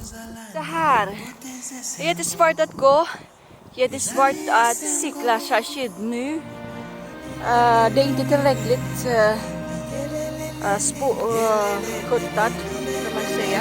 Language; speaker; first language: Swedish; non-native, learner; Filipino